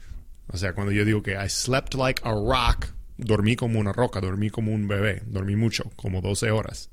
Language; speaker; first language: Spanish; non-native, fluent; English